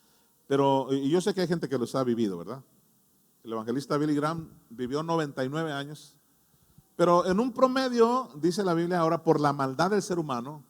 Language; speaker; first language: Spanish; native; Spanish